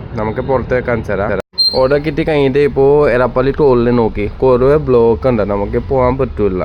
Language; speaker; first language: Malayalam; non-native, fluent; Assamese